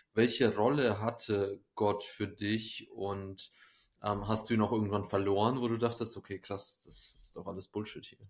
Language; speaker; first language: German; early bilingual, other home language; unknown